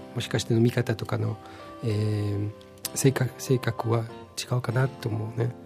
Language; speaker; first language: Japanese; non-native, fluent; French